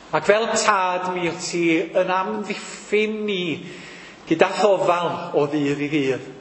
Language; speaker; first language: Welsh; native; Welsh